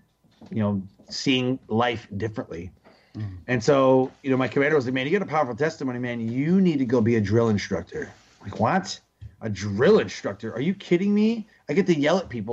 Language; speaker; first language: English; native; English